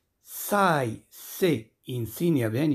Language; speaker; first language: Italian; non-native, fluent; Arabic